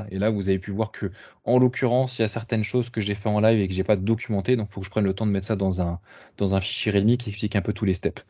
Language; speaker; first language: French; native; French